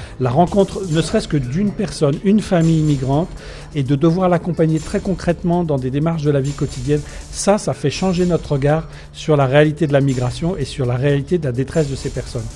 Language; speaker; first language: French; native; French